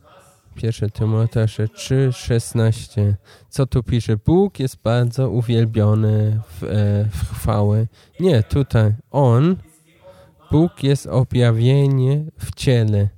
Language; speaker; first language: Polish; non-native, learner; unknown